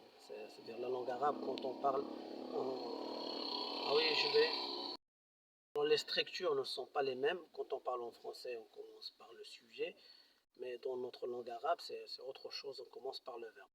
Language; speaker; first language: French; non-native, local second language; Arabic